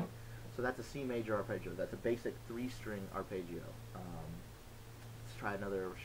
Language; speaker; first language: English; native; English